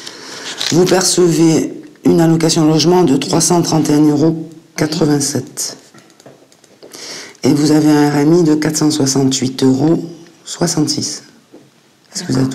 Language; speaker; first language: French; native; French